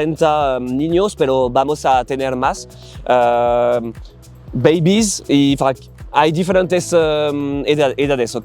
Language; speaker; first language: Spanish; non-native, learner; French